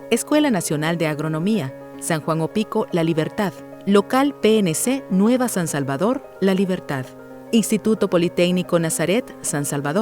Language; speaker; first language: Spanish; native; Spanish